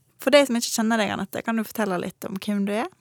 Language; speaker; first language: Norwegian; native; Norwegian